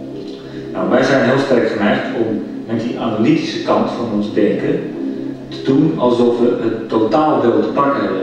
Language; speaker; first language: Dutch; native; Dutch